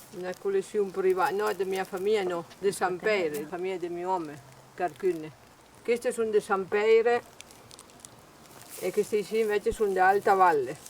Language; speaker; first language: Italian; non-native, local second language; Occitan